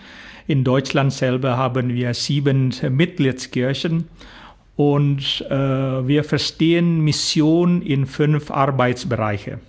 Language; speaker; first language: German; non-native, fluent; Indonesian